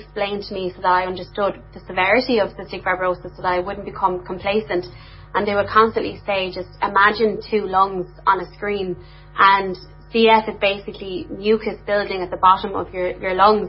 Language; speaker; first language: English; native; English